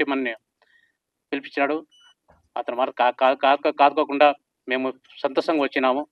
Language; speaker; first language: Telugu; non-native, local second language; Lambadi